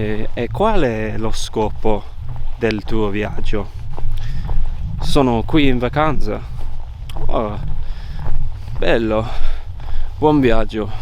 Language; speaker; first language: Italian; non-native, learner; English